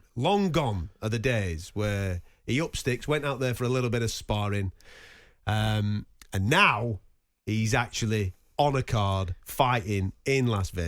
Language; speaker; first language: English; native; English